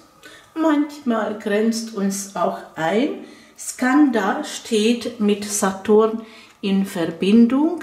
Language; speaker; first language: German; non-native, fluent; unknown